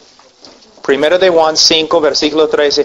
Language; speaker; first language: Spanish; non-native, fluent; English